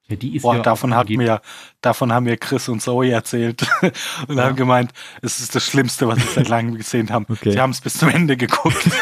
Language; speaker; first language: German; native; German